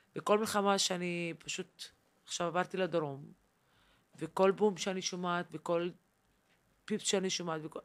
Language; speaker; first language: Hebrew; non-native, local second language; Arabic